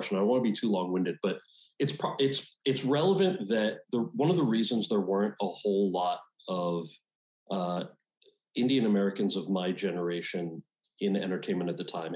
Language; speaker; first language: English; native; English